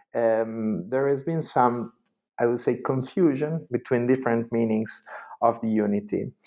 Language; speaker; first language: English; non-native, fluent; Italian